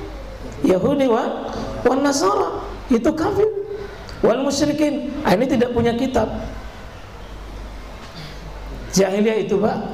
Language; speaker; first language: Indonesian; native; Indonesian